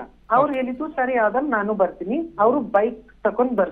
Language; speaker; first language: Kannada; non-native, learner; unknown